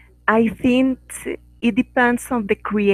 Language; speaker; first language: English; non-native, learner; Spanish